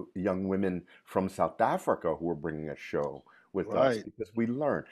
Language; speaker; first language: English; native; English